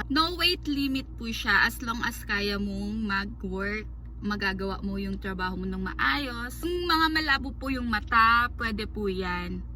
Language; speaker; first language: Filipino; native; Filipino